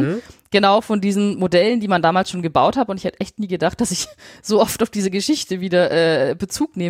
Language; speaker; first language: German; native; German